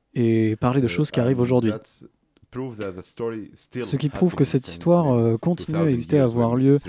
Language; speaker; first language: French; non-native, fluent; Arabic